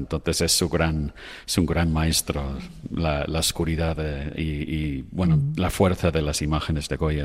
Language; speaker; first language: Spanish; non-native, fluent; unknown